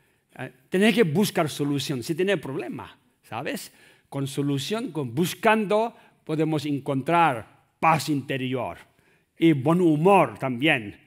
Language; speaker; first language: Spanish; non-native, learner; Tibetan